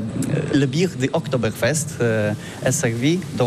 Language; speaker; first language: French; non-native, learner; Polish